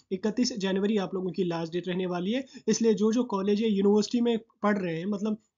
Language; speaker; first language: Hindi; non-native, local second language; Kashmiri